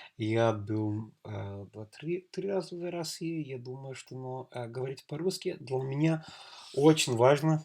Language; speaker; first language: Russian; non-native, learner; English